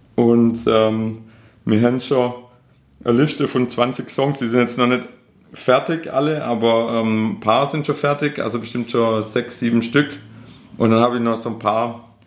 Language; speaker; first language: German; native; German